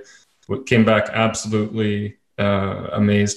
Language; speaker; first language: English; native; English